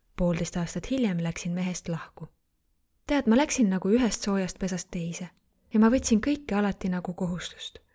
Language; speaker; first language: Estonian; non-native, fluent; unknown